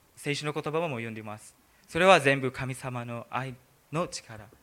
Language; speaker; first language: Japanese; non-native, learner; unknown